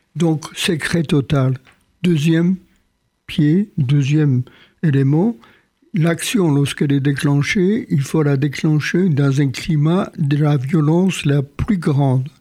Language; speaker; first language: French; non-native, fluent; Polish